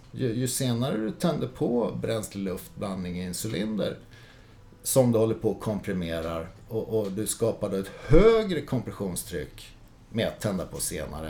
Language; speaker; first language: Swedish; native; Swedish